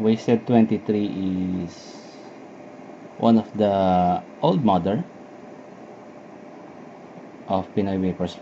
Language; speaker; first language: English; non-native, local second language; Filipino